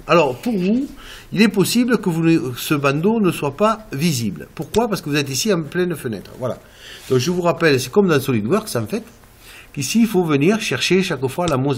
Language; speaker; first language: French; native; French